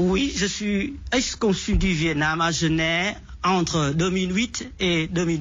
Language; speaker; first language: French; non-native, fluent; Vietnamese